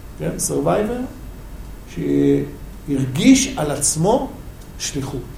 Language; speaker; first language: Hebrew; non-native, fluent; English